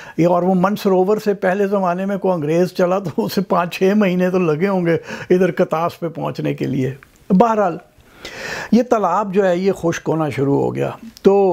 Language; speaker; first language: Urdu; non-native, local second language; Punjabi